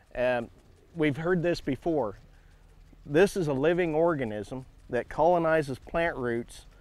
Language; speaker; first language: English; native; English